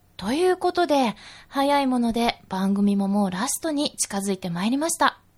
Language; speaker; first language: Japanese; native; Japanese